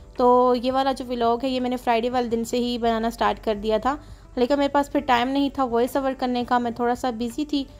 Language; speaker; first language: Urdu; native; Urdu